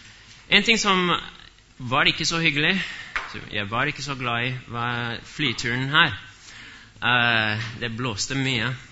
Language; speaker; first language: Swedish; non-native, fluent; English